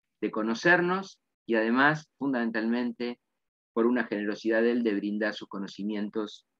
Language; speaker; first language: Spanish; native; Spanish